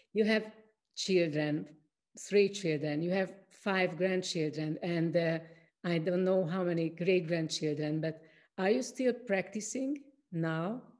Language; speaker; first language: English; non-native, learner; Hungarian